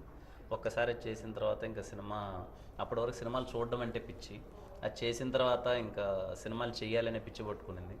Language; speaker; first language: Telugu; native; Telugu